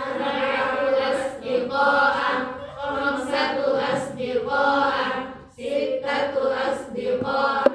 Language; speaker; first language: Arabic; non-native, learner; Indonesian